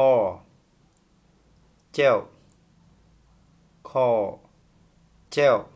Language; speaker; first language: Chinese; non-native, fluent; Vietnamese